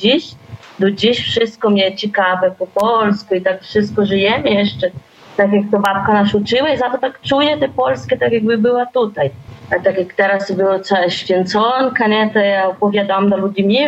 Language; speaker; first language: Polish; early bilingual, heritage; Polish